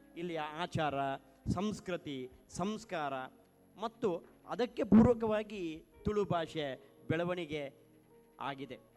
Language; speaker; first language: Kannada; non-native, local second language; Tulu